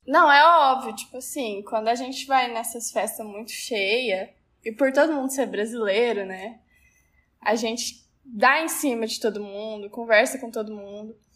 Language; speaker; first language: Portuguese; native; Portuguese